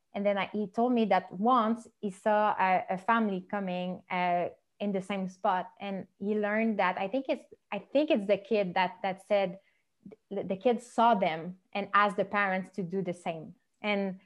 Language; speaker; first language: English; non-native, fluent; French